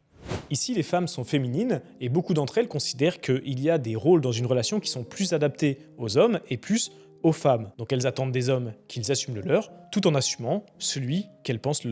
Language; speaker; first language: French; native; French